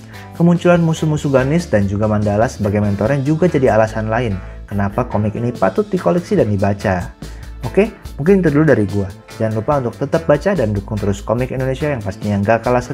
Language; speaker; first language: Indonesian; native; Indonesian